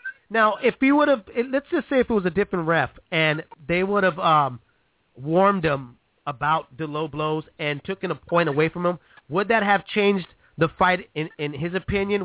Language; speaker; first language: English; native; English